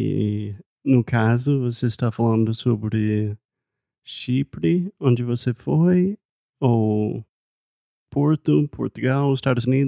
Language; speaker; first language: Portuguese; non-native, fluent; English